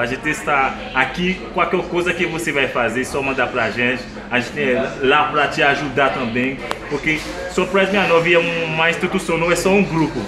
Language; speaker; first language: Portuguese; non-native, fluent; Haitian Creole